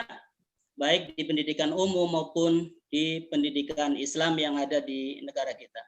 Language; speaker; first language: Indonesian; native; Indonesian